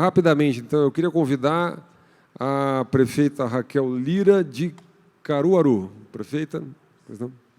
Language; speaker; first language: Portuguese; native; Portuguese